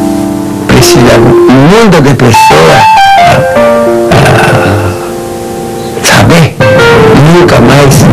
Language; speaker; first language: Portuguese; non-native, learner; Japanese